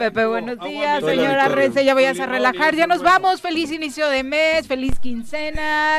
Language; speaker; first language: Spanish; native; Spanish